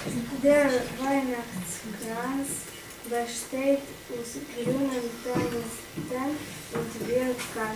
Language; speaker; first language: German; non-native, learner; Russian